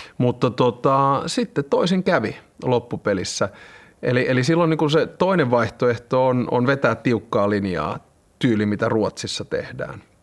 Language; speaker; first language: Finnish; native; Finnish